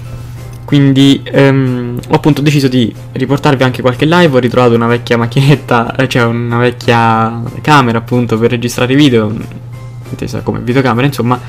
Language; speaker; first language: Italian; native; Italian